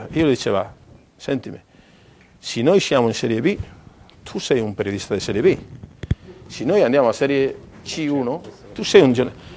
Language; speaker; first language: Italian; non-native, fluent; Spanish